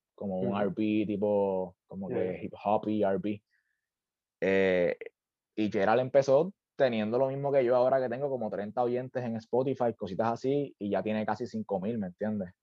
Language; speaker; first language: Spanish; native; Spanish